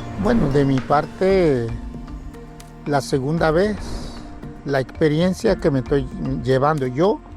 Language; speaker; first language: Spanish; non-native, local second language; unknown